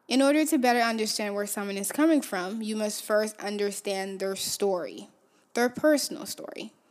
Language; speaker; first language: English; early bilingual, other home language; Haitian Creole